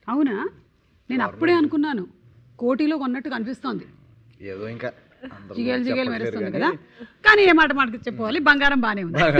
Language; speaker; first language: Telugu; native; Telugu